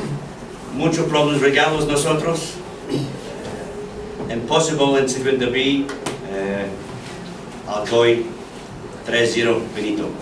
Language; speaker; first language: Spanish; non-native, learner; English